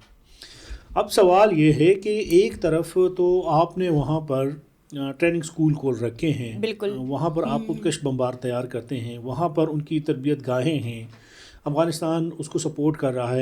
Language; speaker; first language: Urdu; non-native, local second language; Pashto